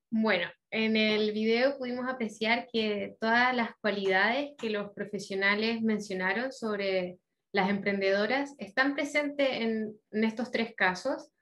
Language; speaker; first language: Spanish; native; Spanish